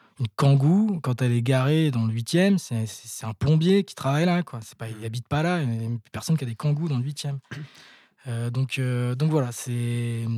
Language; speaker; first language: French; native; French